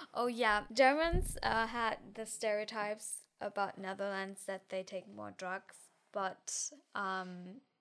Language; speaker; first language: English; non-native, fluent; German